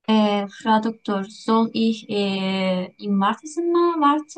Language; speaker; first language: German; non-native, learner; Turkish